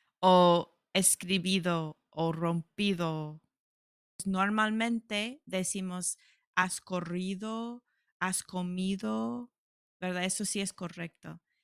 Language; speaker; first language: Spanish; non-native, fluent; English